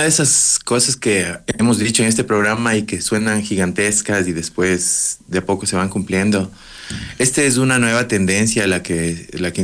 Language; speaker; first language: Spanish; native; Spanish